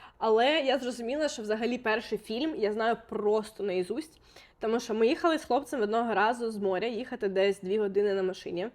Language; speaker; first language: Ukrainian; non-native, local second language; Russian